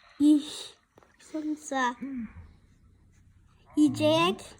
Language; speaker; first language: Turkish; early bilingual, heritage; Turkish